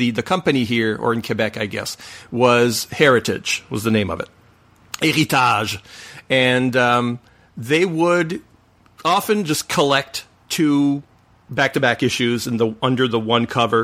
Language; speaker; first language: English; non-native, fluent; French